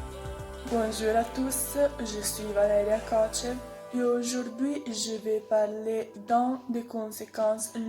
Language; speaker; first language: French; non-native, learner; Italian